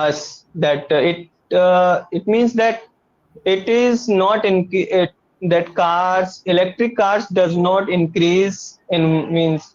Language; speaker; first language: English; non-native, learner; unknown